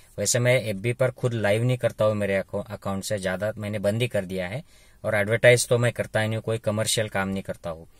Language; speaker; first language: Hindi; non-native, local second language; Marathi